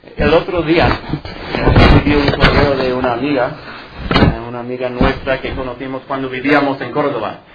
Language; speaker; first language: Spanish; non-native, fluent; English